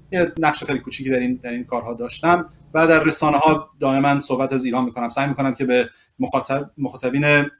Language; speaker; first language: Persian; early bilingual, other home language; English